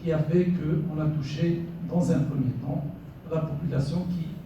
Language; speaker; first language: French; non-native, local second language; Arabic